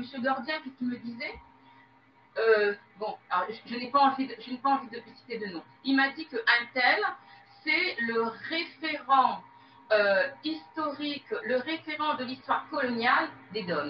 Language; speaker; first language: French; native; French